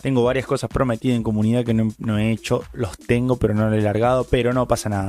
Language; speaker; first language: Spanish; native; Spanish